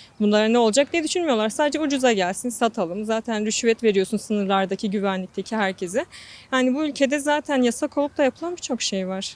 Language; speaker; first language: Turkish; non-native, local second language; Kurdish